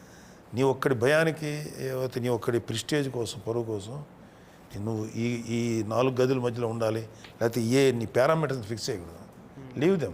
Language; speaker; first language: Telugu; native; Telugu